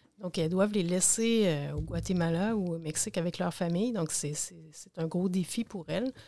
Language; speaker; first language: French; native; French